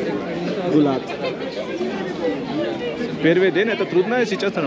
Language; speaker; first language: Russian; non-native, learner; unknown